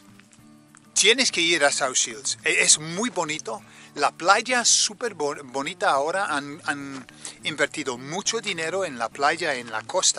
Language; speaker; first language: Spanish; native; Spanish